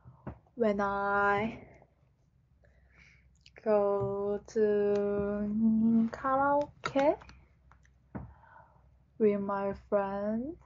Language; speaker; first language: English; non-native, learner; Japanese